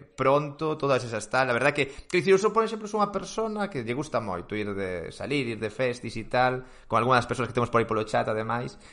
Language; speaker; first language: Galician; non-native, local second language; Spanish